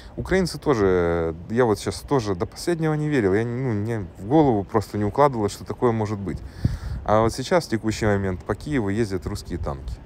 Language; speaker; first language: Russian; native; Russian